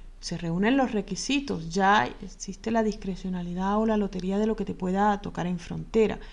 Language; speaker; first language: Spanish; native; Spanish